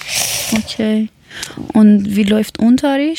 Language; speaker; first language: German; non-native, fluent; Persian